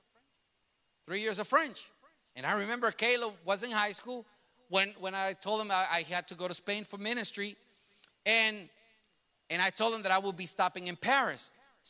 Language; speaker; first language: English; early bilingual, other home language; Spanish